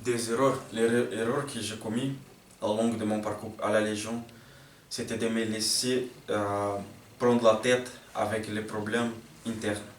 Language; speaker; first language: French; non-native, fluent; Portuguese